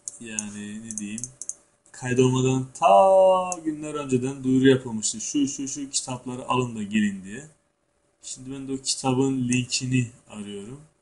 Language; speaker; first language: Turkish; native; Turkish